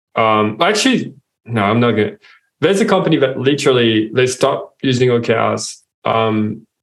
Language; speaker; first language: English; non-native, fluent; French